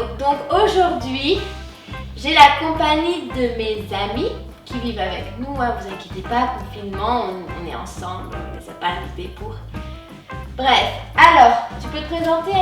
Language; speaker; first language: French; native; French